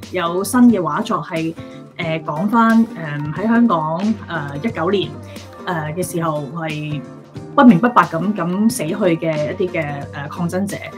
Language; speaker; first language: Cantonese; native; Cantonese